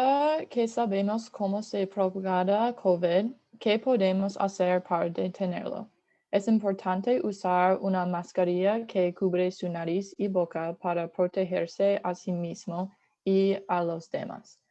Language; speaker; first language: Spanish; non-native, learner; English